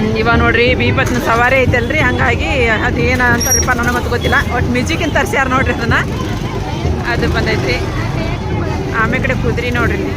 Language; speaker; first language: Kannada; non-native, local second language; Urdu